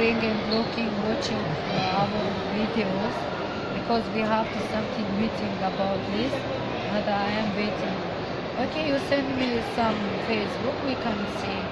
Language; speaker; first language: English; non-native, learner; Turkish